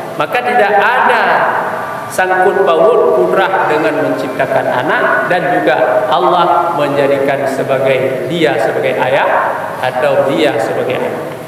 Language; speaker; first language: Malay; non-native, local second language; Achinese